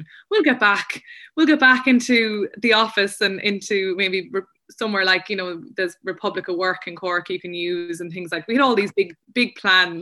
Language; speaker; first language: English; native; English